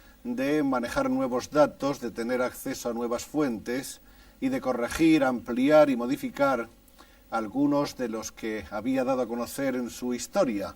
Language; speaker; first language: Spanish; native; Spanish